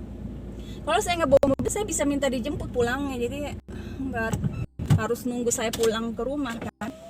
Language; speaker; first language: Indonesian; native; Indonesian